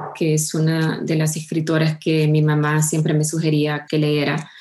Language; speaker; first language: Spanish; early bilingual, heritage; Spanish